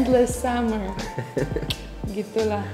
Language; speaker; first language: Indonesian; non-native, fluent; Romanian